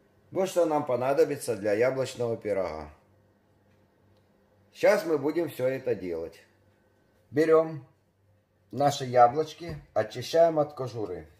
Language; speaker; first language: Russian; native; Russian